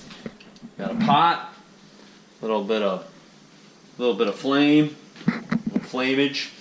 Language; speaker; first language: English; native; English